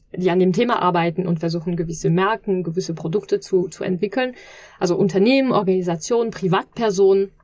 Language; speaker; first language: German; non-native, fluent; French